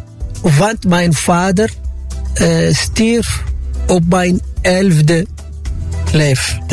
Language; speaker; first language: Dutch; non-native, fluent; Arabic